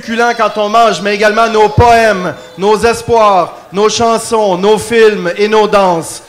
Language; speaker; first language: French; native; French